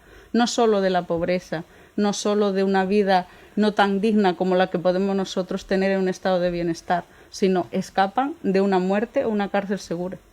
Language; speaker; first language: Spanish; native; Spanish